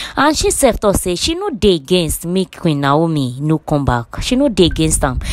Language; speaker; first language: Nigerian Pidgin; non-native, local second language; Yoruba